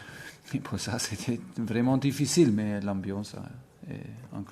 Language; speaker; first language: French; non-native, fluent; German